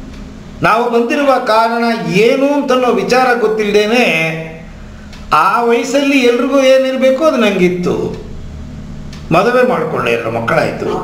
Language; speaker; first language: Kannada; native; Kannada